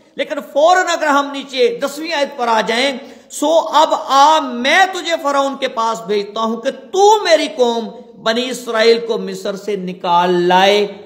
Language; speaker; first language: Urdu; non-native, local second language; Punjabi